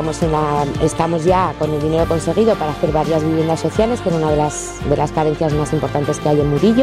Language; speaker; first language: Spanish; native; Spanish